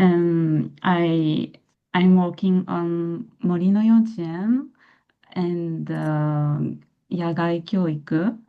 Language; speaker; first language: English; non-native, fluent; French